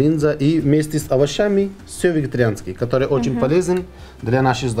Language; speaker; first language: Russian; non-native, fluent; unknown